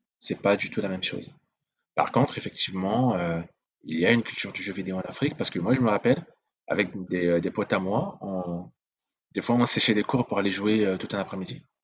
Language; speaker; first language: French; non-native, local second language; Sango